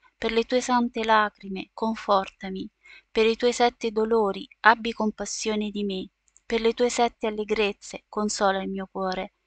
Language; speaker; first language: Italian; native; Italian